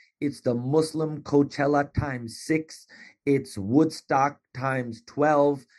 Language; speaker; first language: English; native; English